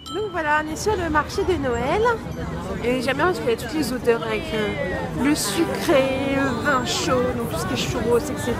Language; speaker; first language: French; native; French